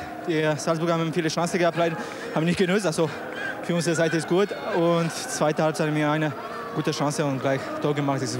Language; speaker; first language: German; non-native, fluent; Polish